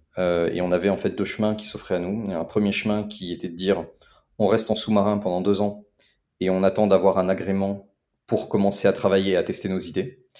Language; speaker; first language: French; native; French